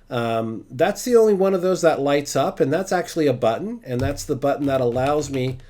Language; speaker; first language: English; native; English